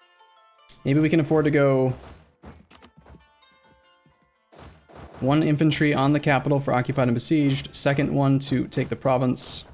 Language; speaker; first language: English; native; English